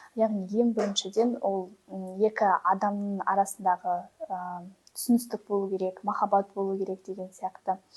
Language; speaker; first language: Kazakh; non-native, local second language; Russian